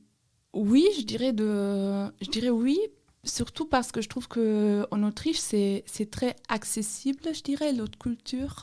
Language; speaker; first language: French; non-native, fluent; German